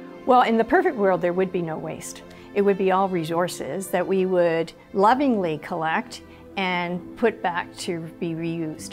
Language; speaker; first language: English; native; English